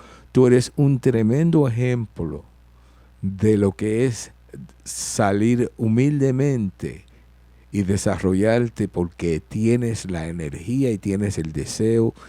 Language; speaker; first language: Spanish; early bilingual, heritage; Spanish